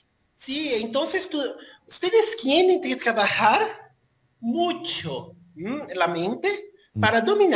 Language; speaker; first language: Portuguese; non-native, fluent; Spanish